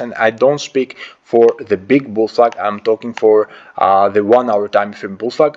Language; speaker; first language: English; non-native, fluent; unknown